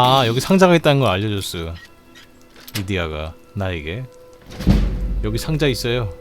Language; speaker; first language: Korean; native; Korean